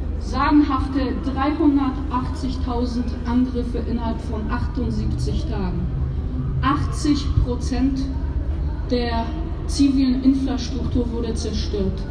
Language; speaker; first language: German; early bilingual, other home language; Polish